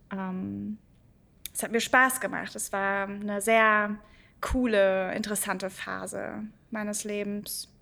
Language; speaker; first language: German; early bilingual, other home language; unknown